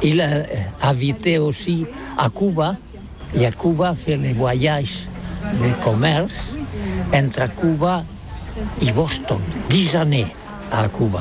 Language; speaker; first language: French; non-native, learner; Catalan